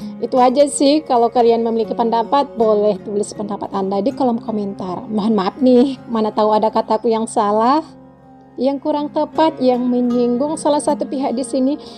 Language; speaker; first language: Indonesian; native; Indonesian